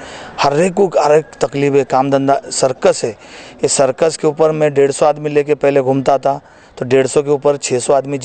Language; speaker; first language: Hindi; native; Hindi